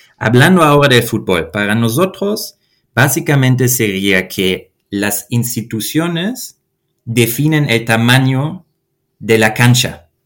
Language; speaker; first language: Spanish; non-native, fluent; German